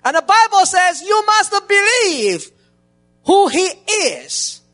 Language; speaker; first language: English; non-native, learner; Chinese